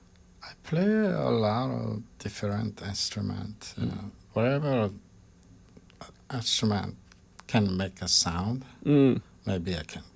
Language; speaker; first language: English; non-native, fluent; Malagasy